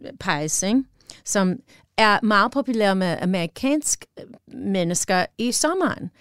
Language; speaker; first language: Danish; non-native, learner; English